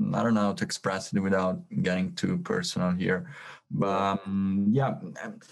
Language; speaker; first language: English; non-native, fluent; Italian